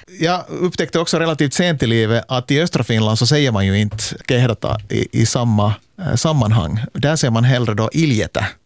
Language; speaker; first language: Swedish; native; Swedish